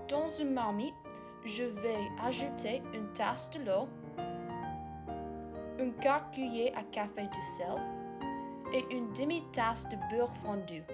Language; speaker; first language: French; non-native, learner; English